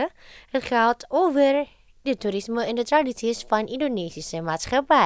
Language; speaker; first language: Dutch; non-native, fluent; Indonesian